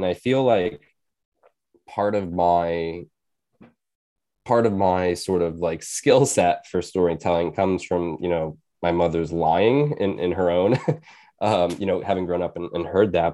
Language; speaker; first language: English; native; English